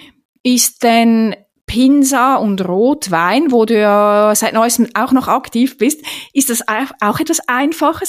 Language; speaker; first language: German; native; German